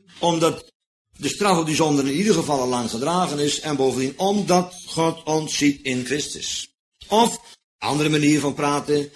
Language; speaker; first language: Dutch; native; Dutch